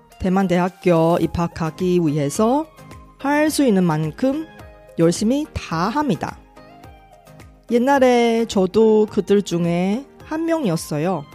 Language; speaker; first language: Korean; non-native, fluent; Chinese